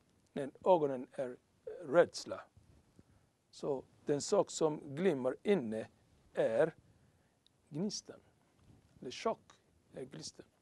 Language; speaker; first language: Swedish; non-native, learner; Somali